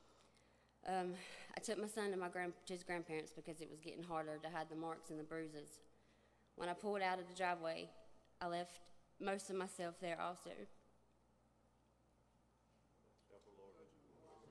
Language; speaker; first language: English; native; English